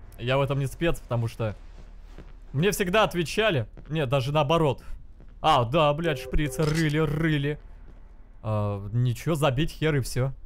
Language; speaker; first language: Russian; native; Russian